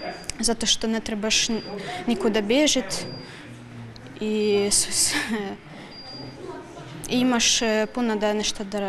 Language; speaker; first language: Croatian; non-native, learner; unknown